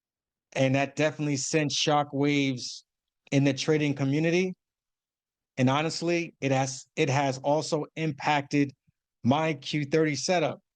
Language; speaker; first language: English; native; English